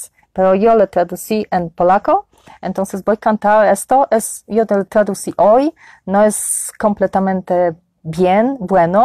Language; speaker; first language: Spanish; non-native, learner; Polish